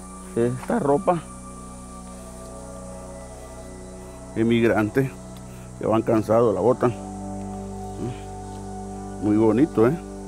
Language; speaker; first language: Spanish; non-native, learner; Haitian Creole